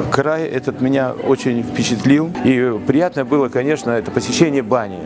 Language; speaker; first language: Russian; native; Russian